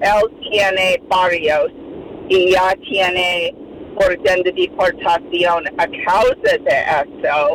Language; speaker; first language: Spanish; non-native, fluent; English